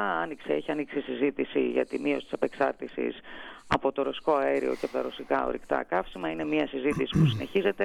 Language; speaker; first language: Greek; native; Greek